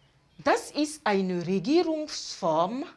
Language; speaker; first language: German; non-native, fluent; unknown